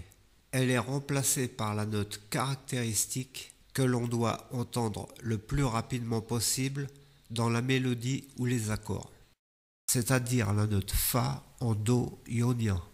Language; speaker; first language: French; native; French